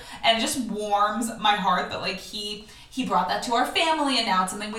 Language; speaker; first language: English; native; English